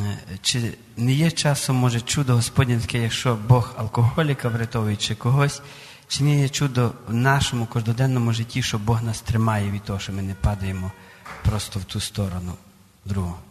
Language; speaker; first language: Ukrainian; native; Ukrainian